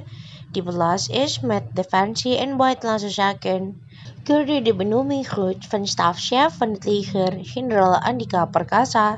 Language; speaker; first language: Dutch; non-native, fluent; Indonesian